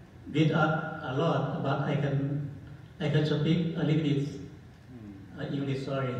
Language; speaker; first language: English; non-native, learner; Thai